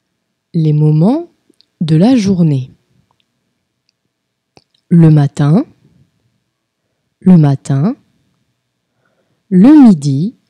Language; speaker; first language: French; non-native, fluent; Portuguese